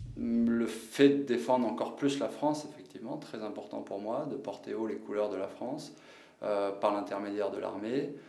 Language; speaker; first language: French; native; French